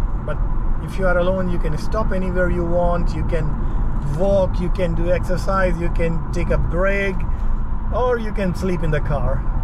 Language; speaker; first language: English; non-native, local second language; Urdu